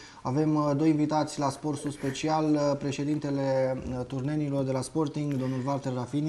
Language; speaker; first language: Romanian; native; Romanian